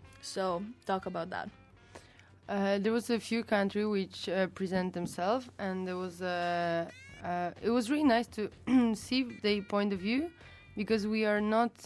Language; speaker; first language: English; non-native, fluent; Polish